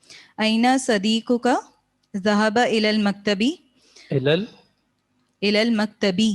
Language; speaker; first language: Arabic; non-native, learner; Urdu